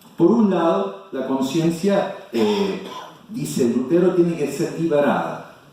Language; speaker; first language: Spanish; non-native, fluent; German